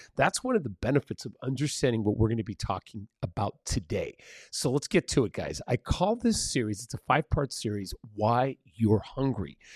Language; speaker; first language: English; early bilingual, other home language; Spanish